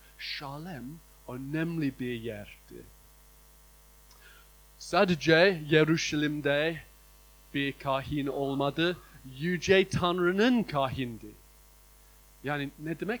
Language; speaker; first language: Turkish; non-native, fluent; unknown